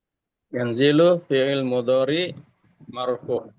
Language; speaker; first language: Arabic; non-native, learner; Indonesian